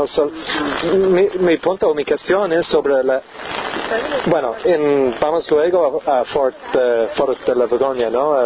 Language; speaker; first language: Spanish; non-native, learner; English